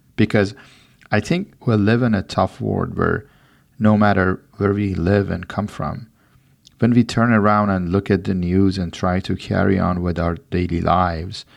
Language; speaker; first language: English; non-native, fluent; Persian